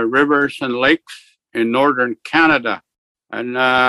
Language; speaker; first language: English; native; English